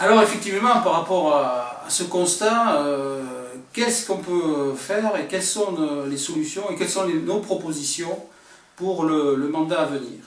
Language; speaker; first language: French; native; French